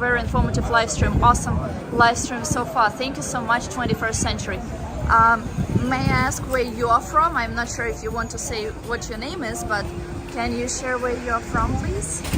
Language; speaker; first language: English; non-native, fluent; Russian